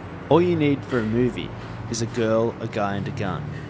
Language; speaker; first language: English; native; English